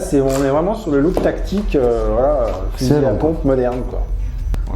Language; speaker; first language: French; native; French